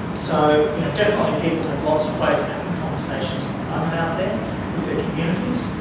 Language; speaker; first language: English; native; English